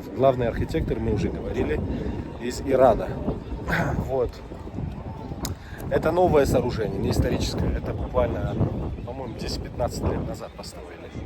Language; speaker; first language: Russian; non-native, fluent; Tajik